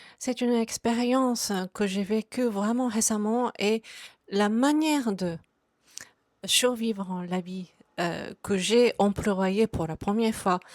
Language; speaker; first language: French; non-native, fluent; Japanese